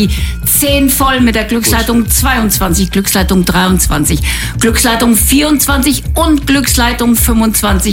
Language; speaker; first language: German; native; German